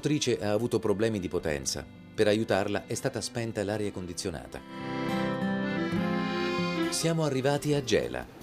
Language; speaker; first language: Italian; native; Italian